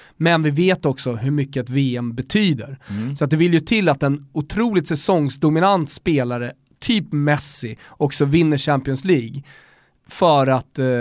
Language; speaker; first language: Swedish; native; Swedish